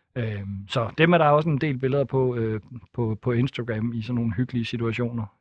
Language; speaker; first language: Danish; native; Danish